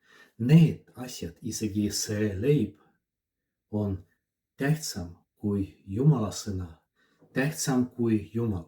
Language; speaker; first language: Estonian; non-native, fluent; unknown